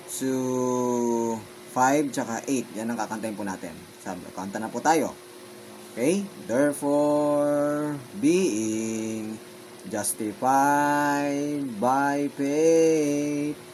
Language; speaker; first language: Filipino; non-native, local second language; Bikol